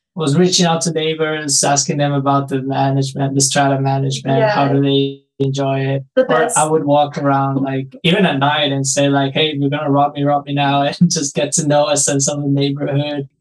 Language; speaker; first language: English; non-native, fluent; Spanish